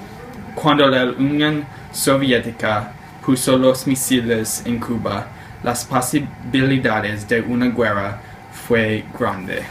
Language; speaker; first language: Spanish; non-native, learner; English